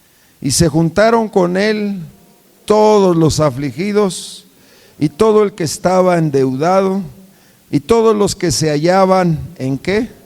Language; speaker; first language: Spanish; native; Spanish